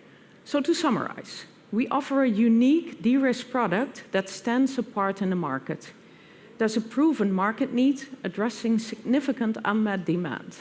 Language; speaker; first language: English; non-native, fluent; Dutch